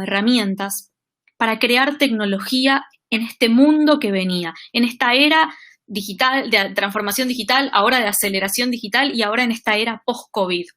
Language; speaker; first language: Spanish; native; Spanish